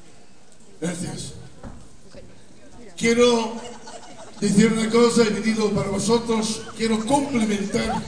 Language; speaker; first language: Spanish; non-native, fluent; Italian